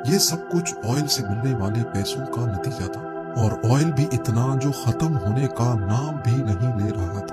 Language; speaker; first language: Urdu; native; Urdu